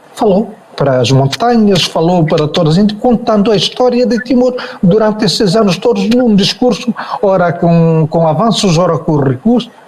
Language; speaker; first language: Portuguese; non-native, local second language; Tetum